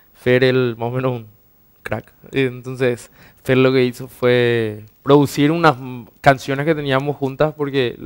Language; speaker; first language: Spanish; native; Spanish